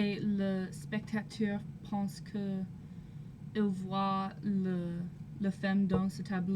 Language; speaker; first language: French; non-native, learner; English